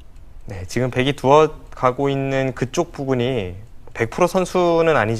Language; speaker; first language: Korean; native; Korean